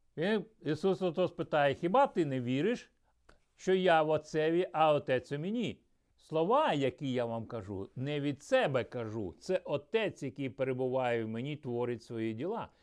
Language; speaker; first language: Ukrainian; early bilingual, other home language; Russian